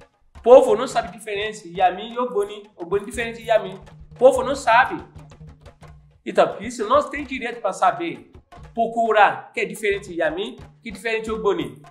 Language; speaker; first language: Portuguese; non-native, learner; Yoruba